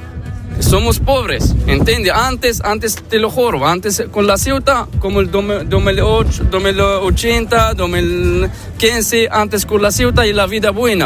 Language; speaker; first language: Spanish; non-native, learner; Arabic